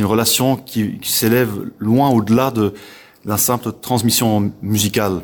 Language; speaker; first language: French; non-native, local second language; Dutch